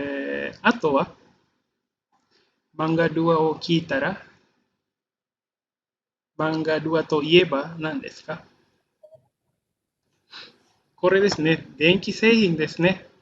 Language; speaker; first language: Japanese; non-native, fluent; Indonesian